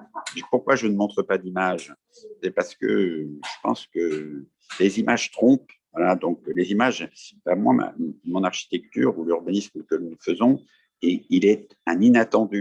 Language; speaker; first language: French; native; French